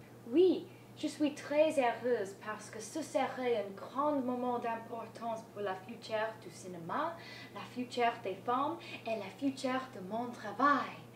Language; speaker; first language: French; non-native, learner; English